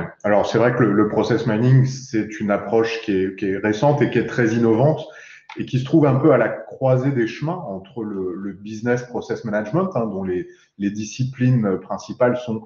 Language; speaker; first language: French; native; French